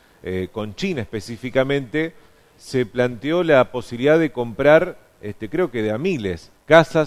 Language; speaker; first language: Spanish; native; Spanish